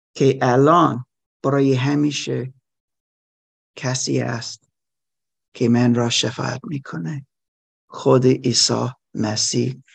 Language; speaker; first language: Persian; non-native, learner; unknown